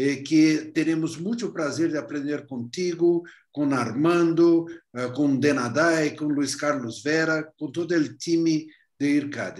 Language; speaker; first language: Spanish; non-native, fluent; Portuguese